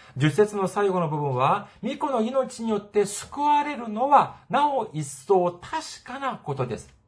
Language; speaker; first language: Japanese; non-native, fluent; Korean